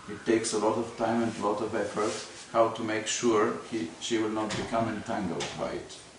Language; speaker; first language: English; non-native, fluent; Bulgarian